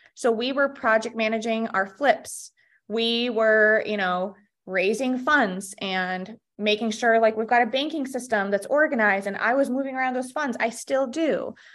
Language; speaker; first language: English; early bilingual, other home language; Russian